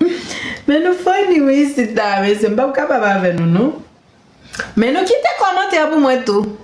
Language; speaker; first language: French; non-native, learner; Haitian Creole